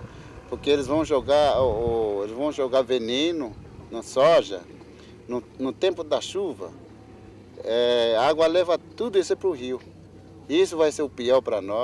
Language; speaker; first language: Portuguese; non-native, local second language; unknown